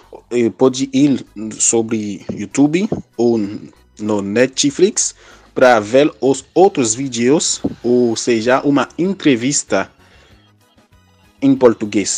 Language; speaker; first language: Portuguese; non-native, fluent; Haitian Creole